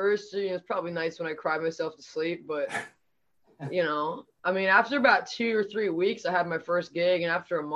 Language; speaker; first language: English; native; English